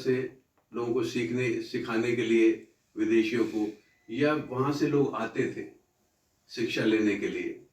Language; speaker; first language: Hindi; native; Hindi